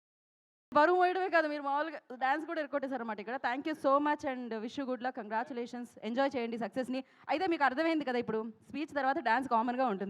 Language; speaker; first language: Telugu; native; Telugu